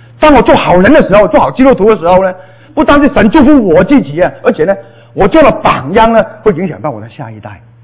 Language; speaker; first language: Chinese; non-native, local second language; Cantonese